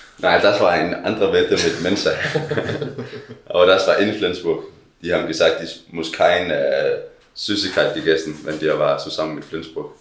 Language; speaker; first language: German; non-native, learner; Danish